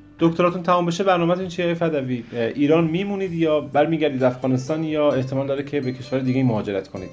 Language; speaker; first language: Persian; native; Persian